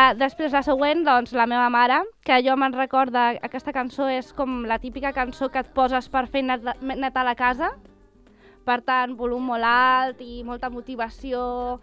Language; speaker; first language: Catalan; non-native, fluent; Italian